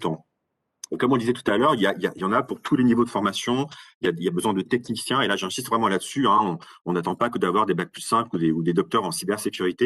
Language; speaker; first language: French; native; French